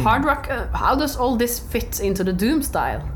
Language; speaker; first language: English; non-native, learner; Norwegian